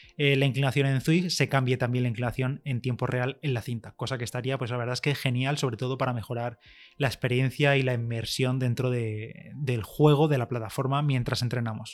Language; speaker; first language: Spanish; native; Spanish